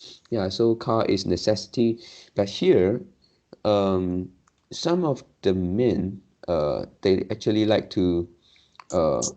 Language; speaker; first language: English; non-native, learner; Chinese